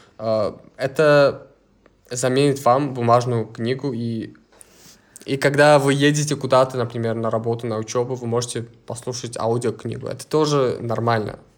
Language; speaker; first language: Russian; non-native, local second language; Uzbek